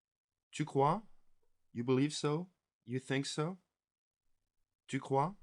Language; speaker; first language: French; non-native, fluent; English